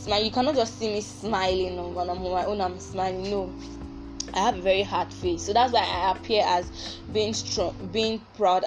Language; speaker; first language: English; non-native, local second language; Igbo